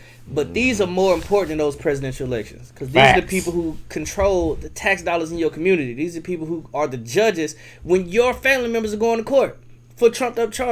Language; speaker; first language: English; native; English